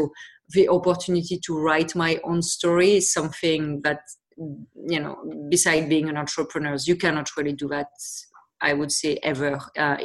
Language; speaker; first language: English; non-native, fluent; French